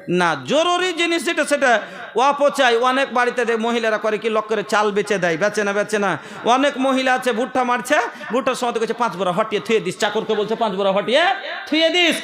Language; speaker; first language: Bangla; non-native, local second language; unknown